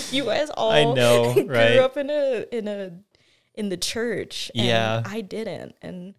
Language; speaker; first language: English; native; English